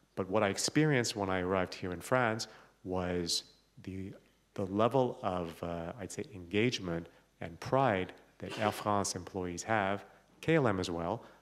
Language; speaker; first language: English; native; English